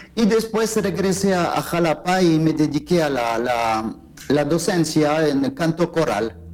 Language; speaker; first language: Spanish; non-native, fluent; French